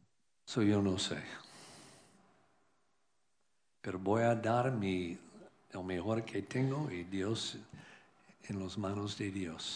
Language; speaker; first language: Spanish; non-native, learner; English